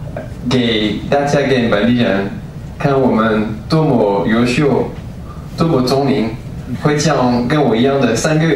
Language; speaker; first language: Chinese; non-native, learner; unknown